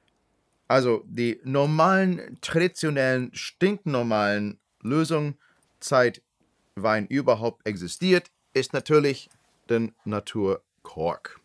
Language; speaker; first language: German; non-native, fluent; English